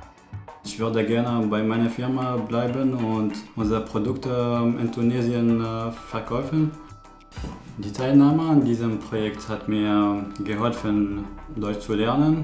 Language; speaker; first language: German; non-native, learner; Arabic